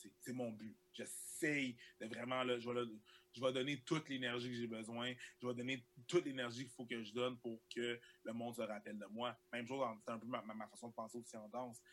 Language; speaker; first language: French; early bilingual, other home language; Haitian Creole